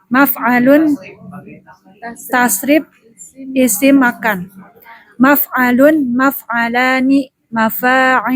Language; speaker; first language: Arabic; non-native, learner; Indonesian